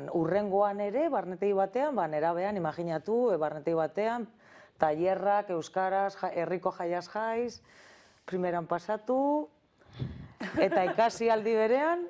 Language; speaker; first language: Basque; non-native, local second language; Spanish